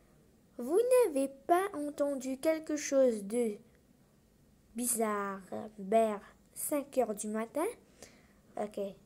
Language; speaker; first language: French; non-native, learner; English